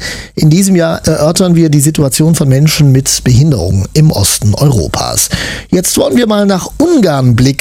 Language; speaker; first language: German; native; German